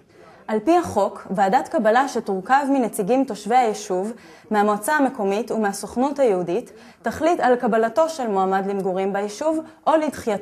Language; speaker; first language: Hebrew; native; Hebrew